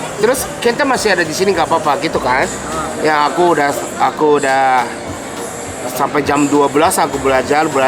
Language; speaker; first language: Indonesian; non-native, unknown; Japanese